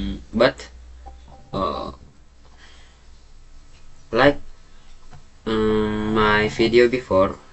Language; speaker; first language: English; non-native, learner; Indonesian